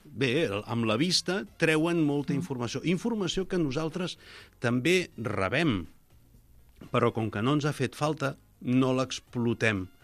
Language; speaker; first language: Catalan; native; Catalan